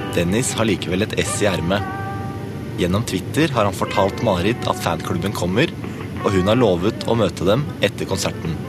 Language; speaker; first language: Norwegian; native; Norwegian